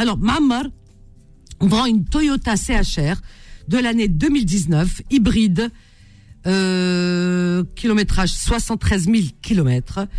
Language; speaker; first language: French; native; French